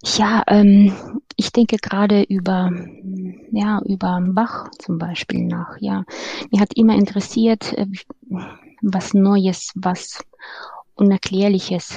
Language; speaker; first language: German; non-native, fluent; Russian